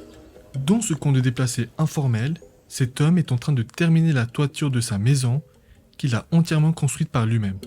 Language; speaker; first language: French; native; French